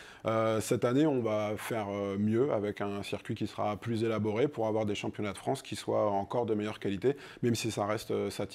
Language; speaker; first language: French; native; French